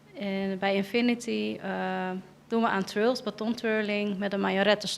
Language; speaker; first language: Dutch; native; Dutch